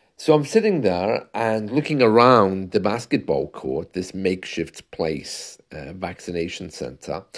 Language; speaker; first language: English; native; English